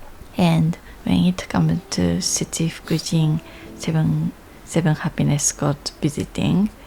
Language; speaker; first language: English; non-native, learner; Japanese